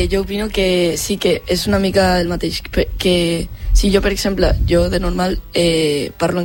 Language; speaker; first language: Catalan; non-native, local second language; Spanish